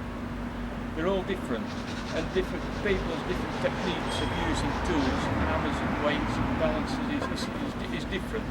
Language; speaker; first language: English; native; English